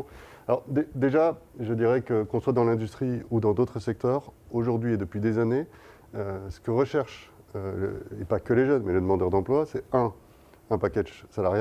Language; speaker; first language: French; native; French